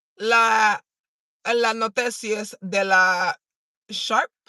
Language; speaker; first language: Spanish; non-native, learner; English